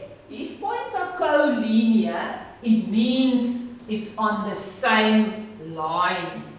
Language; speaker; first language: English; non-native, local second language; Afrikaans